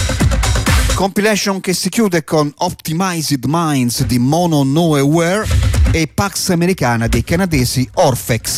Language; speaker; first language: Italian; native; Italian